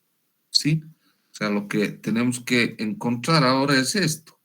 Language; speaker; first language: Spanish; native; Spanish